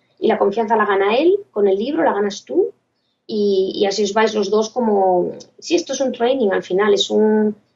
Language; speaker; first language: Spanish; native; Spanish